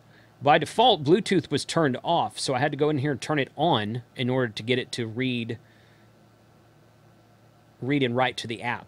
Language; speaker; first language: English; native; English